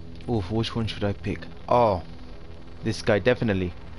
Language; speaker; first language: English; non-native, fluent; Spanish